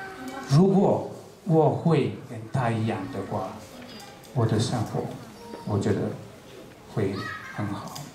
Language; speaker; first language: Chinese; non-native, fluent; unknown